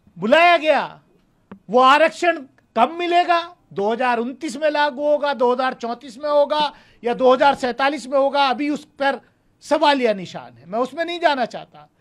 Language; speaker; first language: Hindi; native; Hindi